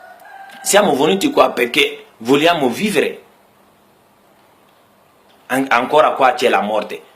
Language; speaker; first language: Italian; non-native, learner; Bambara